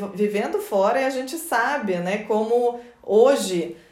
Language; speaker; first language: Portuguese; non-native, fluent; Russian